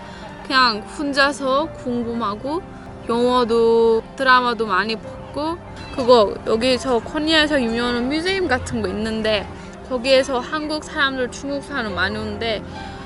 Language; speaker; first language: Korean; non-native, learner; Turkish